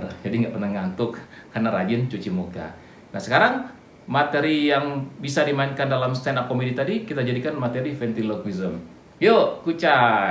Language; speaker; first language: Indonesian; native; Indonesian